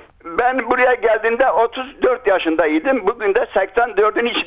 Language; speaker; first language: Turkish; non-native, local second language; Kurdish